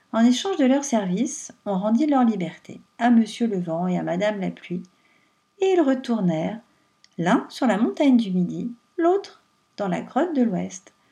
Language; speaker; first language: French; native; French